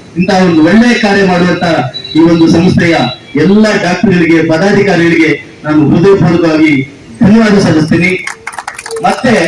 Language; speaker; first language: Kannada; native; Kannada